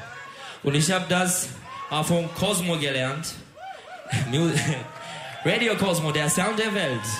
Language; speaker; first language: German; non-native, learner; Turkish